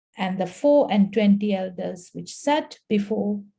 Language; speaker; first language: English; non-native, local second language; Sinhala